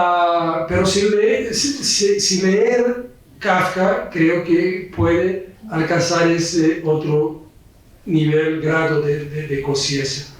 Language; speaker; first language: Spanish; non-native, fluent; Portuguese